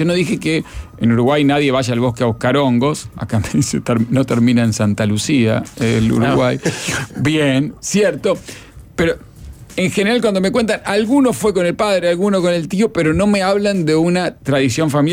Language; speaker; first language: Spanish; native; Spanish